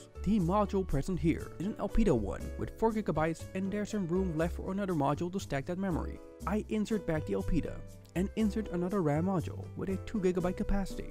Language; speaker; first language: English; non-native, fluent; Dutch